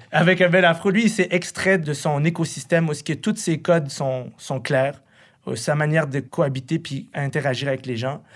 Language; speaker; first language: French; early bilingual, other home language; Arabic